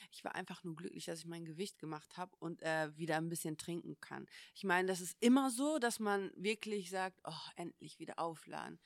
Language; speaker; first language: German; native; German